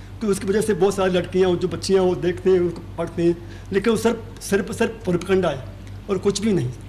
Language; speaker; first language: Urdu; non-native, local second language; Baluchi